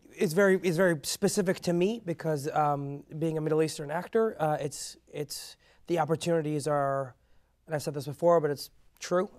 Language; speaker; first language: English; early bilingual, other home language; Persian